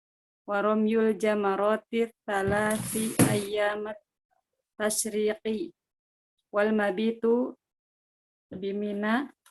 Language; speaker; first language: Arabic; non-native, learner; Indonesian